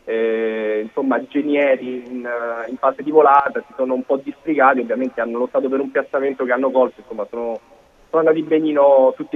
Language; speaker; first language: Italian; native; Italian